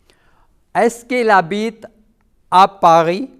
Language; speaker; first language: French; non-native, fluent; Urdu